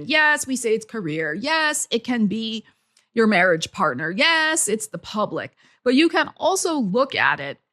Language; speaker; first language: English; native; English